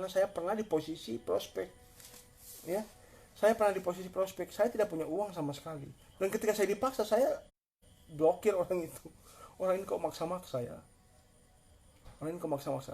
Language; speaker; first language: Indonesian; native; Indonesian